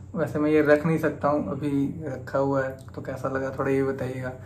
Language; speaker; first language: Hindi; native; Hindi